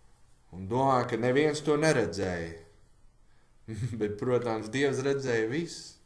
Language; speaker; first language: Latvian; non-native, learner; English